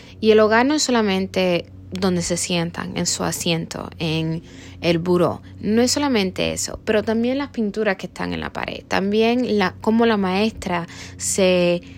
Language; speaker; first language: Spanish; early bilingual, heritage; Spanish